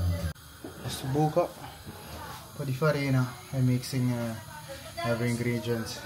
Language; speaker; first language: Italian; early bilingual, other home language; Filipino